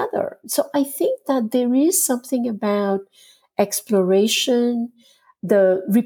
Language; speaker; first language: English; non-native, local second language; Gujarati